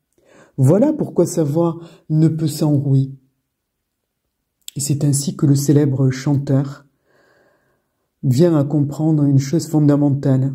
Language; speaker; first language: French; native; French